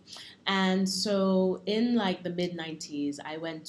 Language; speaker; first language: English; native; English